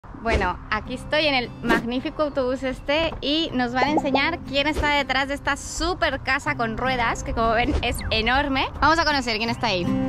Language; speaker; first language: Spanish; native; Spanish